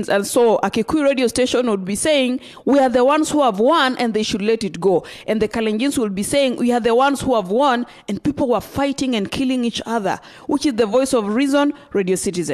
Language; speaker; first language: English; non-native, local second language; Luyia